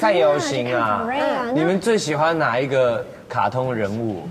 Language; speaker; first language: Chinese; native; Chinese